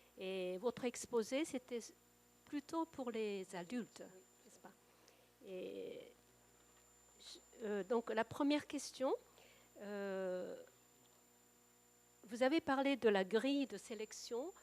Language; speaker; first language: French; non-native, fluent; Japanese